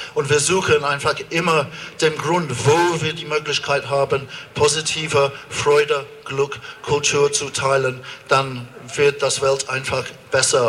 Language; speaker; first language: German; non-native, fluent; English